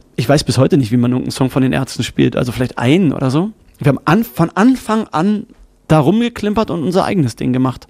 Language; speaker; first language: German; native; German